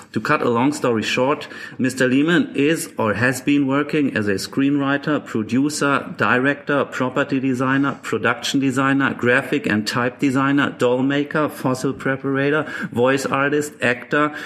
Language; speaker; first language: English; non-native, fluent; German